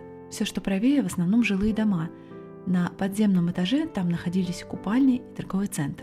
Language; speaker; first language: Russian; native; Russian